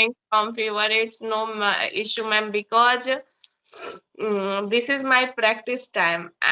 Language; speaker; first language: English; non-native, learner; Hindi